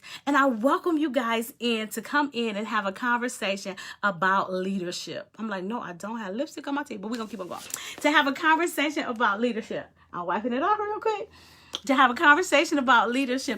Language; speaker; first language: English; native; English